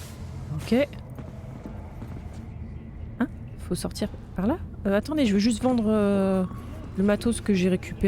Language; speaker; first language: French; native; French